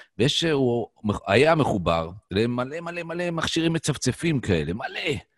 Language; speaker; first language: Hebrew; native; Hebrew